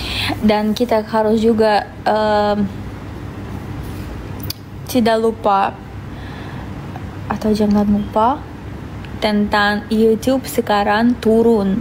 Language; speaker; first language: Indonesian; non-native, fluent; Russian